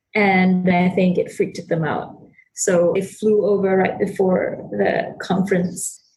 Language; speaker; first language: English; non-native, local second language; Chinese